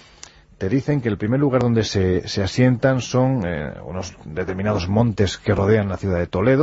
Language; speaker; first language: Spanish; native; Spanish